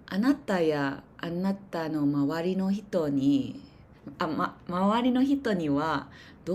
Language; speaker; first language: Japanese; non-native, learner; English